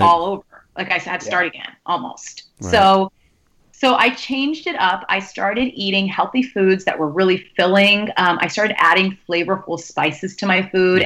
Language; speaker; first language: English; native; English